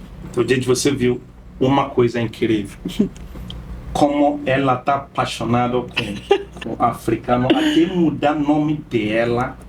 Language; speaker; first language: Portuguese; non-native, fluent; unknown